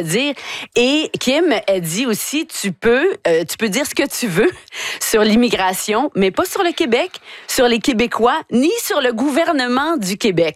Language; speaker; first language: French; native; French